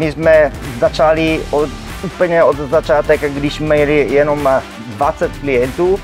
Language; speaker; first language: Czech; non-native, fluent; Italian